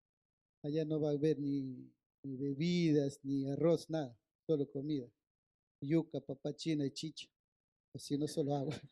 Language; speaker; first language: Spanish; non-native, local second language; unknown